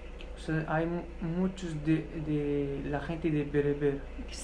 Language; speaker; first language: Spanish; non-native, learner; Berber languages